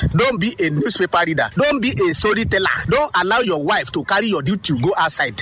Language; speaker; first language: Nigerian Pidgin; native; Nigerian Pidgin